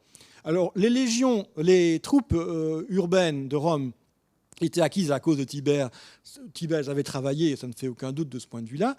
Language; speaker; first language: French; native; French